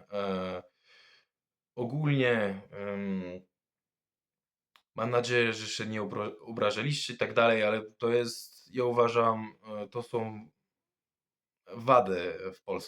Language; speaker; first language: Polish; non-native, fluent; French